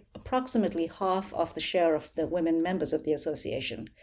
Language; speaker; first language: English; non-native, local second language; Hindi